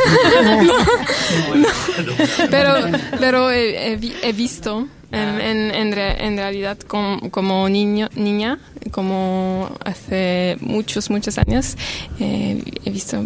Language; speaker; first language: Spanish; non-native, learner; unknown